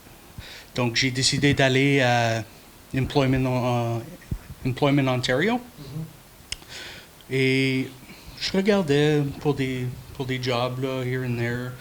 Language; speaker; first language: French; non-native, local second language; English